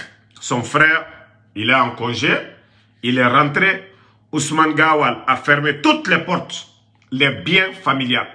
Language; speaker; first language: French; non-native, local second language; Susu